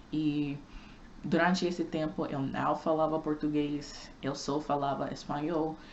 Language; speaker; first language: Portuguese; non-native, fluent; English